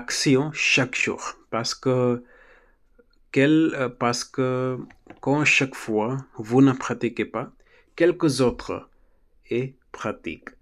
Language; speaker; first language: French; non-native, learner; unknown